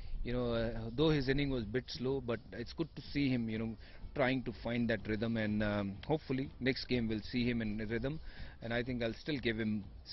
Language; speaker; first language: English; non-native, local second language; Punjabi